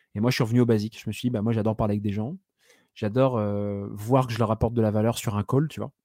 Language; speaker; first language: French; native; French